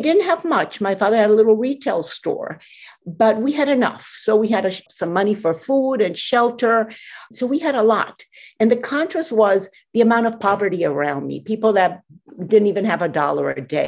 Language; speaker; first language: English; non-native, fluent; Spanish